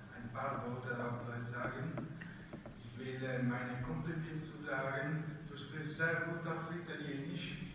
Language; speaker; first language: German; non-native, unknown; Italian